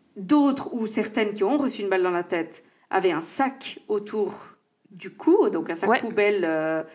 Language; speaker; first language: French; native; French